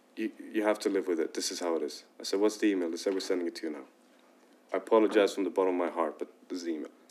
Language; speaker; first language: English; non-native, fluent; Arabic